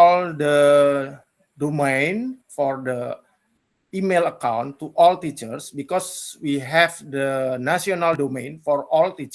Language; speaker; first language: English; non-native, learner; Indonesian